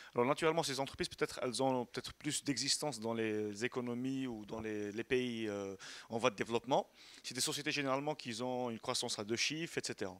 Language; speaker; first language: French; non-native, local second language; Arabic